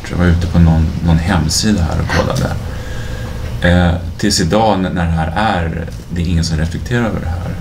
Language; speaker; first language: Swedish; native; Swedish